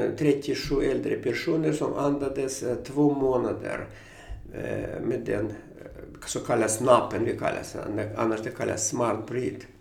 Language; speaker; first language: Swedish; non-native, fluent; Russian